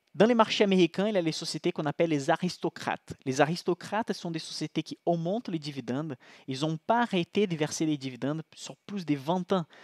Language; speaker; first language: French; non-native, fluent; Portuguese